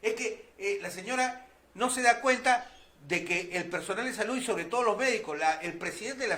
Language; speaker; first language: Spanish; native; Spanish